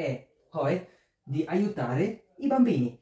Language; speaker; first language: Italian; non-native, fluent; Bangla